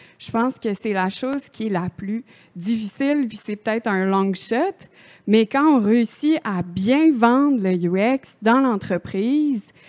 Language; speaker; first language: French; native; French